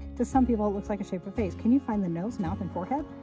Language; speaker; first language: English; native; English